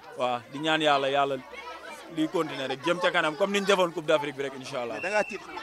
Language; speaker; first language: Wolof; native; Wolof